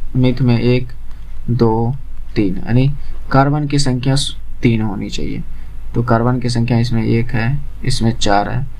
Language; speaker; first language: Hindi; native; Hindi